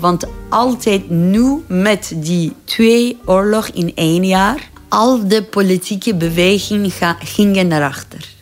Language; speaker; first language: Dutch; non-native, learner; Persian